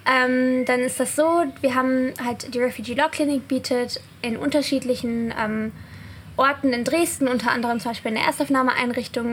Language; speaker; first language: German; native; German